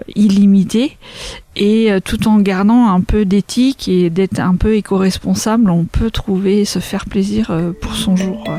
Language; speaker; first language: French; native; French